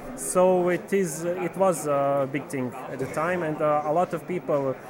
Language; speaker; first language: English; non-native, fluent; Serbian